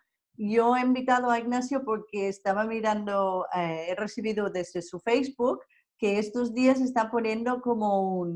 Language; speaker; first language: Spanish; non-native, fluent; English